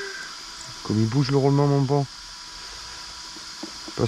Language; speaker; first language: French; native; French